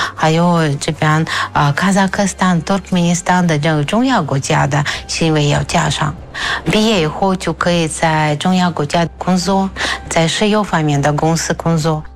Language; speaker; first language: Chinese; non-native, fluent; Russian